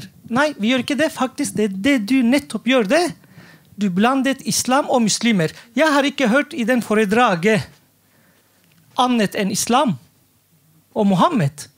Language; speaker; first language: Norwegian; non-native, fluent; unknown